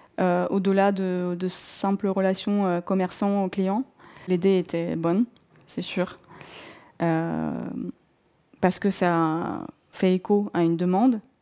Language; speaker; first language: French; non-native, fluent; Russian